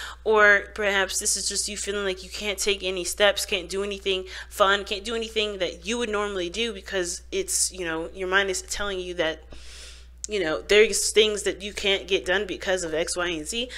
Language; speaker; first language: English; native; English